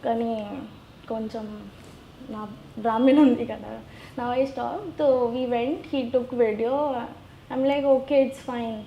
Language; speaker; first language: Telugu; non-native, learner; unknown